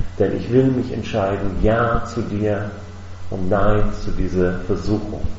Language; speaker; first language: German; non-native, fluent; English